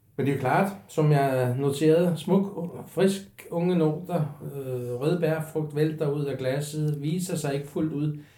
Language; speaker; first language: Danish; native; Danish